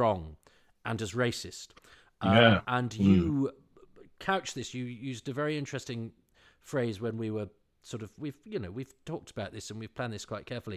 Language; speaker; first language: English; native; English